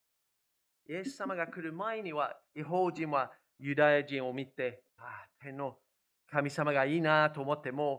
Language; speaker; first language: Japanese; non-native, fluent; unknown